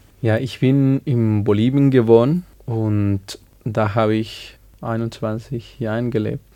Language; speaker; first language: German; non-native, learner; Spanish